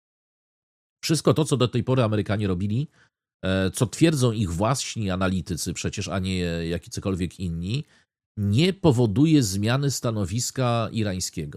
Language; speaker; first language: Polish; native; Polish